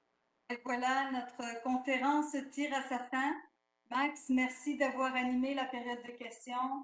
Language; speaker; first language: French; native; French